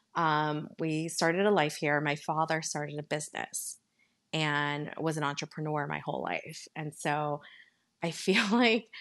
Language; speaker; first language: English; native; English